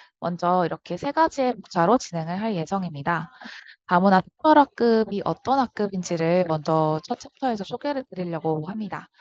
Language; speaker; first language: Korean; native; Korean